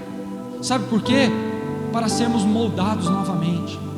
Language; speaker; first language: Portuguese; native; Portuguese